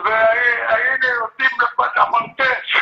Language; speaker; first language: Hebrew; early bilingual, other home language; Arabic